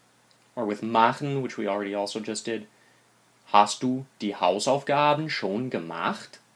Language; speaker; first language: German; non-native, fluent; English